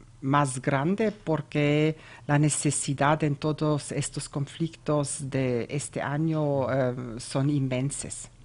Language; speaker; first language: Spanish; non-native, learner; German